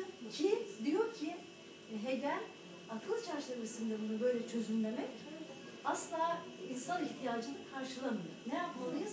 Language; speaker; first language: Turkish; native; Turkish